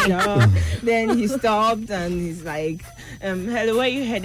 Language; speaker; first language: English; non-native, local second language; Igbo